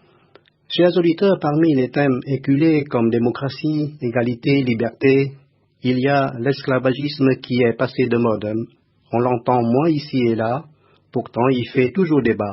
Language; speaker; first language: French; non-native, fluent; Khmer